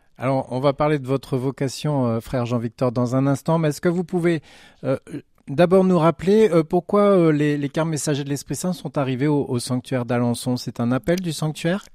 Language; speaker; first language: French; native; French